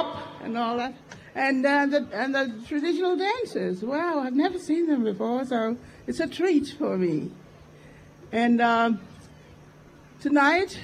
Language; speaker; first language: English; native; English